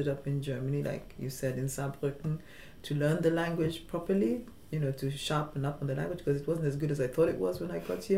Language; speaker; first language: English; non-native, local second language; Luo (Kenya and Tanzania)